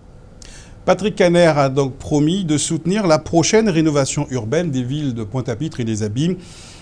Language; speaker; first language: French; native; French